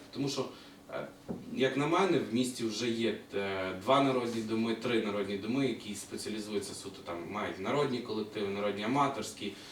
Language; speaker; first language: Ukrainian; native; Ukrainian